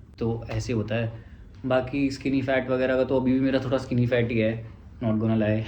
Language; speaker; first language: Hindi; native; Hindi